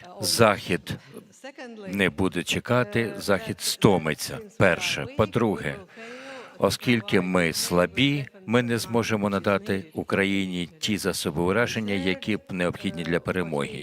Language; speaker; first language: Ukrainian; non-native, fluent; Latvian